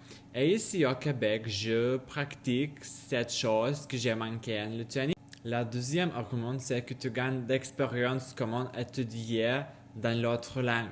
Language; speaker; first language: French; non-native, learner; Lithuanian